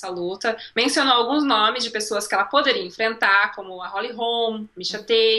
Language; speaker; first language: Portuguese; native; Portuguese